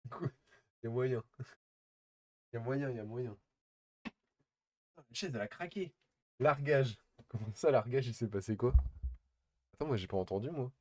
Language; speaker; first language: French; native; French